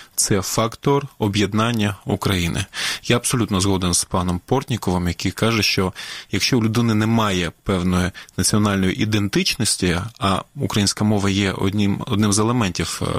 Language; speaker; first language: Ukrainian; non-native, local second language; Russian